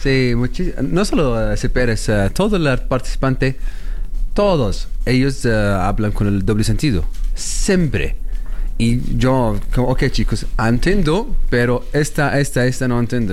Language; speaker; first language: Spanish; non-native, learner; Arabic